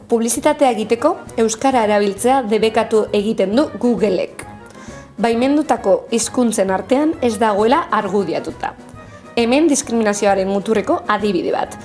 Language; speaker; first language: Basque; native; Basque